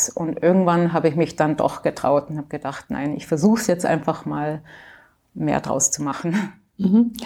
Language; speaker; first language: German; early bilingual, heritage; English